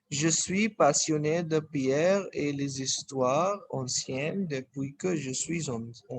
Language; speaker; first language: French; non-native, fluent; Hindi